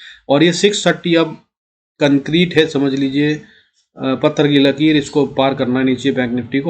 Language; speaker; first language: Hindi; native; Hindi